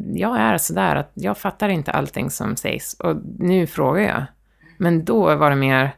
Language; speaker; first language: Swedish; early bilingual, heritage; Swedish